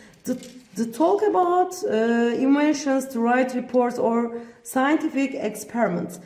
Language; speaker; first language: English; non-native, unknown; Turkish